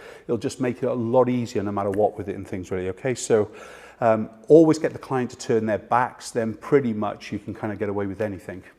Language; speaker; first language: English; native; English